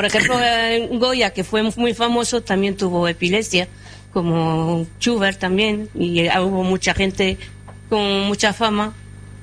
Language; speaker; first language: Spanish; non-native, fluent; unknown